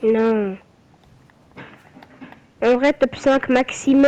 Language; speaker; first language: French; native; French